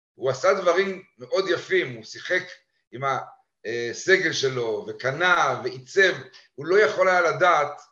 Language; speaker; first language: Hebrew; native; Hebrew